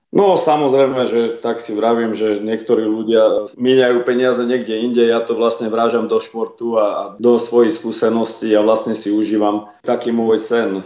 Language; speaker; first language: Slovak; native; Slovak